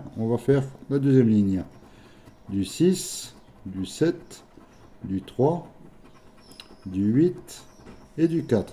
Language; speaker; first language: French; native; French